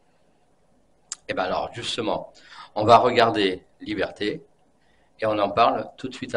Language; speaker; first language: French; native; French